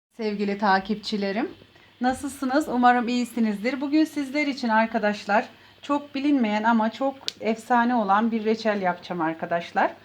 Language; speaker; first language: Turkish; native; Turkish